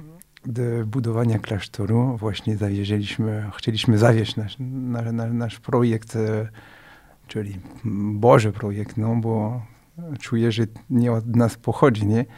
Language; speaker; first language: Polish; non-native, fluent; French